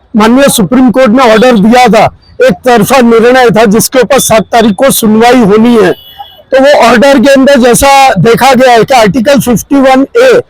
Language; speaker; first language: Hindi; non-native, local second language; Gujarati